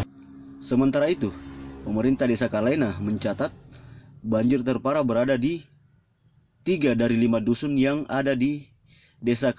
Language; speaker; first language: Indonesian; native; Indonesian